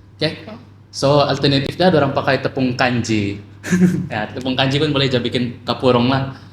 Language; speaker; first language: Malay; native; Malay